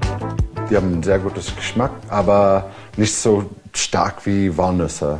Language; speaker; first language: German; non-native, fluent; English